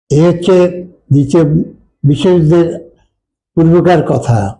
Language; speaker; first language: Bangla; native; Bangla